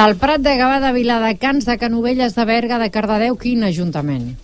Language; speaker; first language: Catalan; native; Catalan